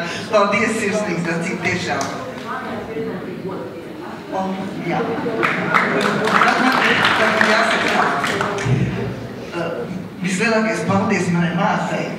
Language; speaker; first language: Latvian; native; Latvian